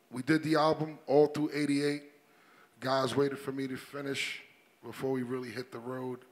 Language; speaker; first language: English; native; English